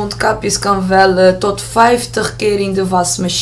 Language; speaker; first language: Dutch; non-native, learner; Portuguese